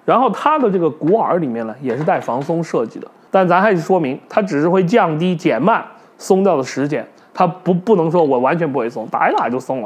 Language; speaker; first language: Chinese; native; Chinese